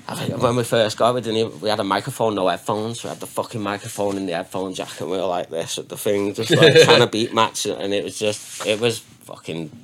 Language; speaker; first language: English; native; English